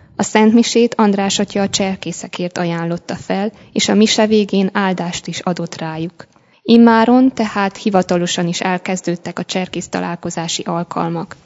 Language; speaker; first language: Hungarian; native; Hungarian